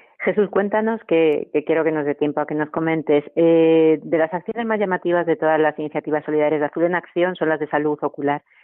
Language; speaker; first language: Spanish; native; Spanish